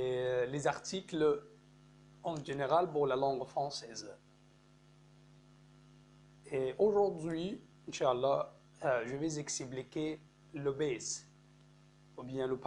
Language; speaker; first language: French; non-native, fluent; Arabic